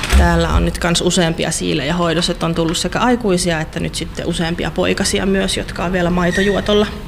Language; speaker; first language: Finnish; native; Finnish